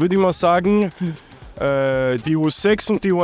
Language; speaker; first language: German; non-native, local second language; Serbian